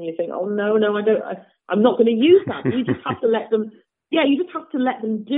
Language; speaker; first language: English; native; English